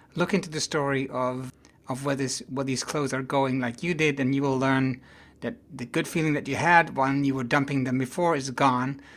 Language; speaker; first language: English; non-native, fluent; Dutch